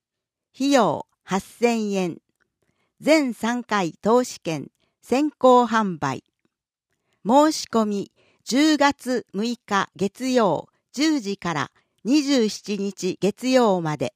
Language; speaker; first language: Japanese; native; Japanese